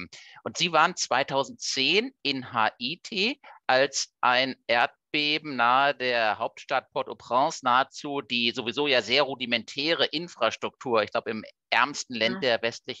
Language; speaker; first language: German; native; German